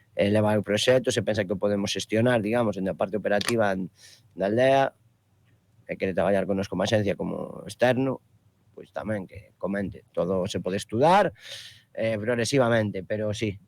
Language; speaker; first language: Galician; non-native, local second language; Spanish